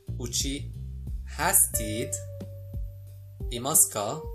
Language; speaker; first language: Japanese; non-native, fluent; Persian